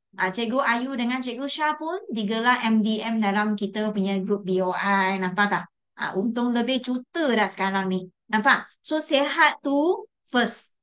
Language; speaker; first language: Malay; non-native, local second language; Chinese